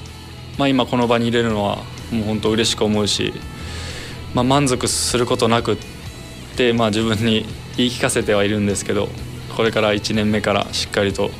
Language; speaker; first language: Japanese; native; Japanese